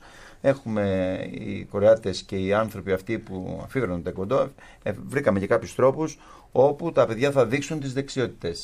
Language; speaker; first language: Greek; native; Greek